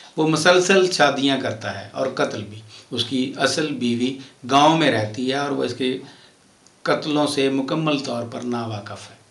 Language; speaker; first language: Urdu; non-native, local second language; Punjabi